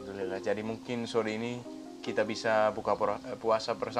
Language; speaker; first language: Indonesian; non-native, learner; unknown